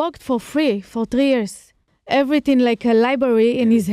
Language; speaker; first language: English; non-native, fluent; Hebrew